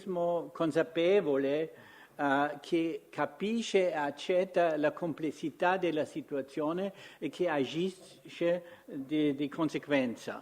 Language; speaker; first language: Italian; non-native, fluent; German